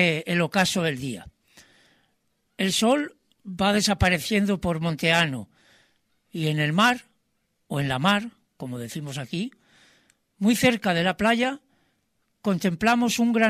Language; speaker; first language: Spanish; native; Spanish